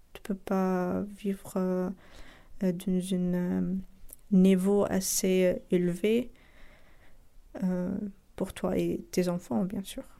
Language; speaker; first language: French; non-native, local second language; Arabic